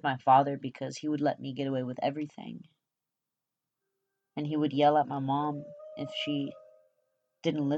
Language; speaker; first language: English; early bilingual, other home language; Spanish